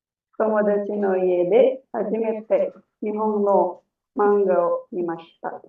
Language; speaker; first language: Japanese; non-native, learner; Indonesian